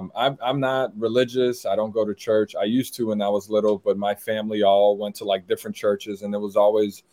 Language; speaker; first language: English; early bilingual, other home language; Portuguese